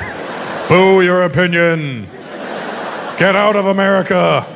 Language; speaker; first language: English; native; English